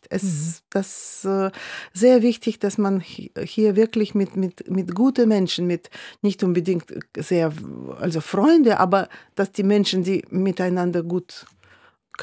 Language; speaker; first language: German; non-native, fluent; Russian